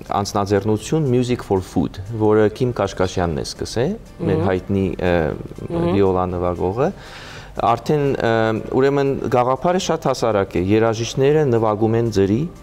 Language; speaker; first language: Armenian; native; Armenian